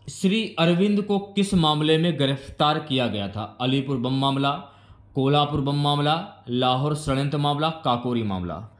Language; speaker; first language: Hindi; native; Hindi